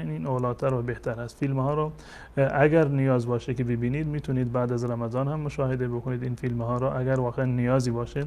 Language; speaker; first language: Persian; native; Persian